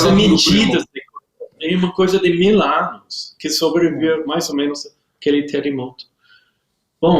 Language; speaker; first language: Portuguese; non-native, learner; English